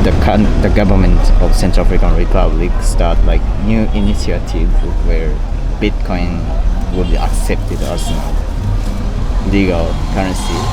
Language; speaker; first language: English; non-native, fluent; Japanese